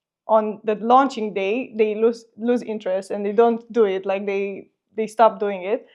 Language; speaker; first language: English; non-native, fluent; Romanian